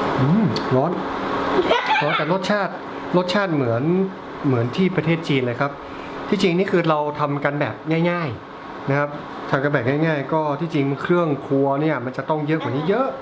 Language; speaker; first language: Thai; native; Thai